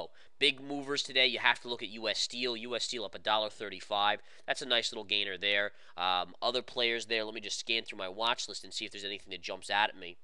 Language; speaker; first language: English; native; English